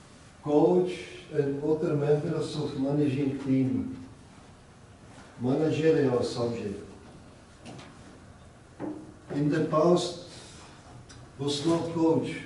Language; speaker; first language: English; non-native, learner; Czech